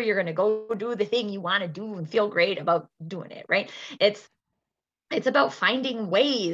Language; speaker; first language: English; native; English